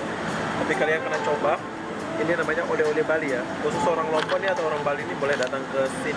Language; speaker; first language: Indonesian; non-native, local second language; Sasak